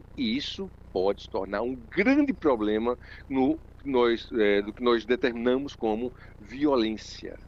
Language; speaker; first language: Portuguese; native; Portuguese